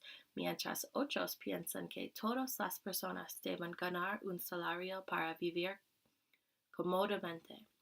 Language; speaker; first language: Spanish; non-native, learner; English